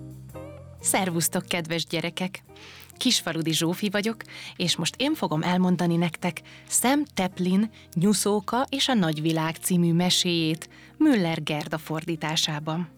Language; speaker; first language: Hungarian; native; Hungarian